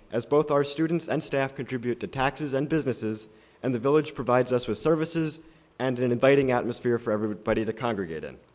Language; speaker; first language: English; native; English